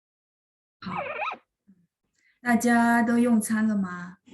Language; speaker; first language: Chinese; non-native, fluent; Indonesian